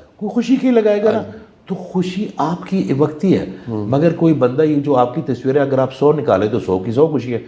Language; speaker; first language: Urdu; non-native, local second language; Punjabi